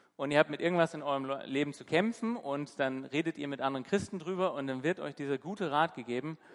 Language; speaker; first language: German; native; German